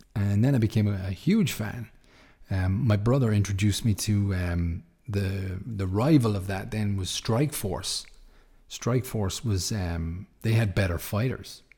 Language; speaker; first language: English; native; English